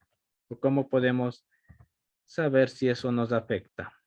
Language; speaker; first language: Spanish; native; Spanish